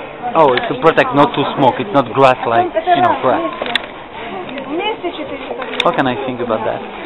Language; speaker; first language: English; non-native, fluent; French